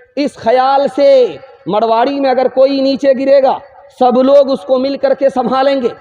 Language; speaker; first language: Urdu; non-native, local second language; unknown